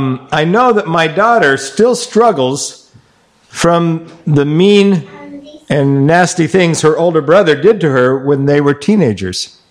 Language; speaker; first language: English; native; English